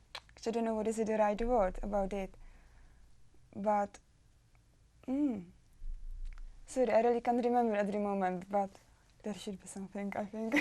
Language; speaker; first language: English; non-native, learner; Czech